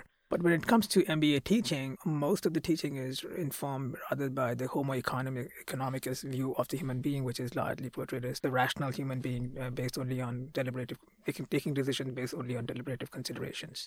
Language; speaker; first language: English; non-native, local second language; Malayalam